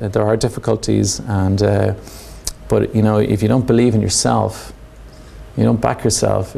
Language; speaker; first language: English; native; English